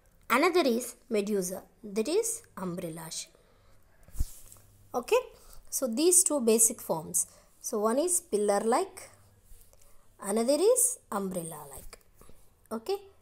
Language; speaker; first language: English; non-native, local second language; Telugu